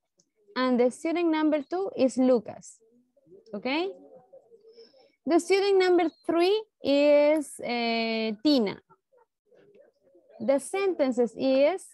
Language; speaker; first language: English; non-native, learner; Spanish